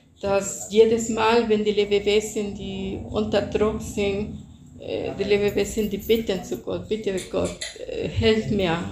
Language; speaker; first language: German; non-native, fluent; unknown